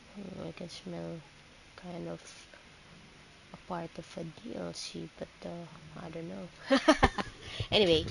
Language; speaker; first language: English; non-native, local second language; Filipino